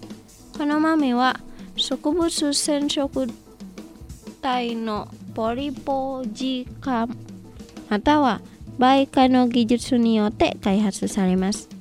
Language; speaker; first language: Japanese; non-native, fluent; Indonesian